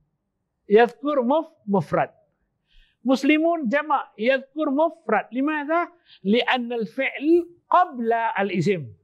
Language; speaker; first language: Arabic; non-native, fluent; Malay